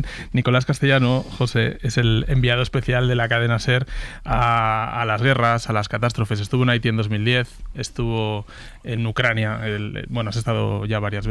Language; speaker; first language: Spanish; native; Spanish